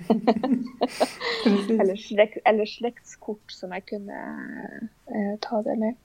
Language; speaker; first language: Swedish; non-native, fluent; Northern Sami